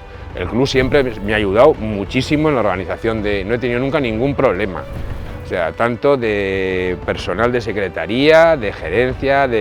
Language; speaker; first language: Spanish; native; Spanish